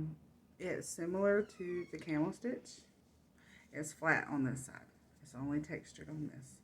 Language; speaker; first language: English; native; English